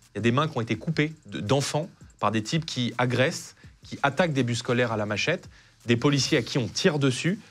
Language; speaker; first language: French; native; French